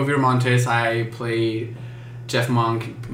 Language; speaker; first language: English; non-native, fluent; Spanish